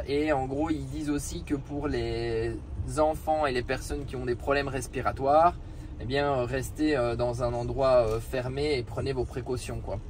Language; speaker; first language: French; native; French